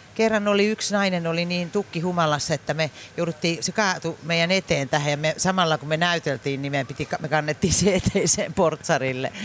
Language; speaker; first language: Finnish; native; Finnish